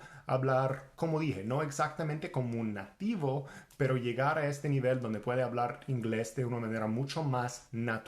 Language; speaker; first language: Spanish; non-native, fluent; English